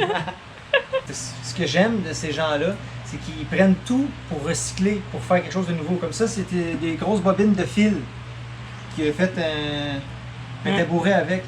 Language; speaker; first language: French; native; French